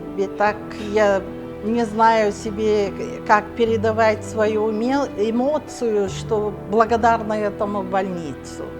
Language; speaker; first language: Russian; non-native, local second language; Kyrgyz